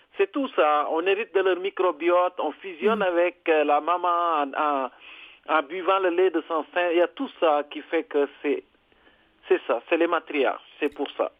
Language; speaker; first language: French; non-native, local second language; Serer